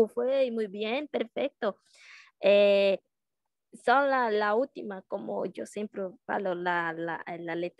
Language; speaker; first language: Spanish; non-native, learner; Portuguese